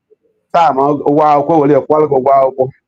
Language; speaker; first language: Igbo; native; Igbo